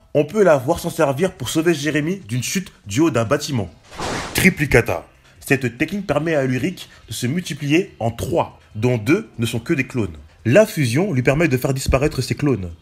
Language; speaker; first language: French; native; French